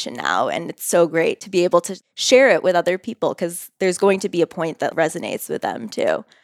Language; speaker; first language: English; native; English